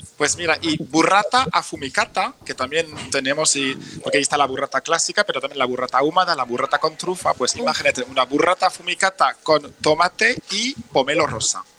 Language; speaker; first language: Spanish; non-native, fluent; French